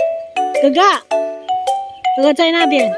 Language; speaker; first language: Chinese; non-native, learner; Filipino